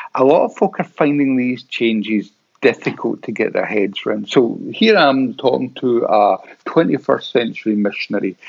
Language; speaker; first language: English; native; English